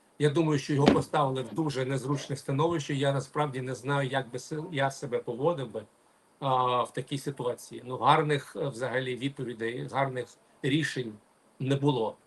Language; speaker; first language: Ukrainian; non-native, local second language; Russian